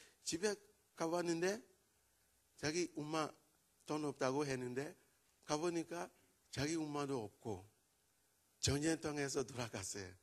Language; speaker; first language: Korean; non-native, learner; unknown